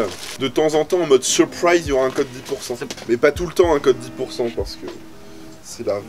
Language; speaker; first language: French; native; French